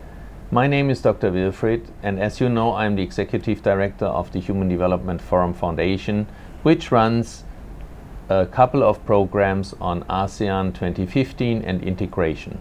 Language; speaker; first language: English; non-native, fluent; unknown